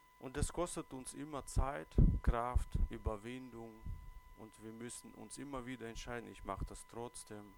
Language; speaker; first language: German; early bilingual, other home language; Russian